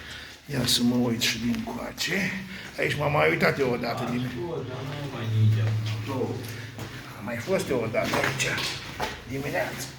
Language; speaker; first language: Romanian; native; Romanian